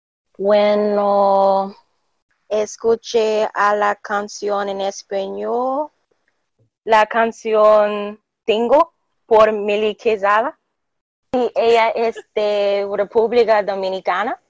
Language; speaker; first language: Spanish; non-native, learner; English